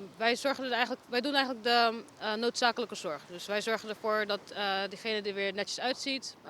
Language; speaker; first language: Dutch; native; Dutch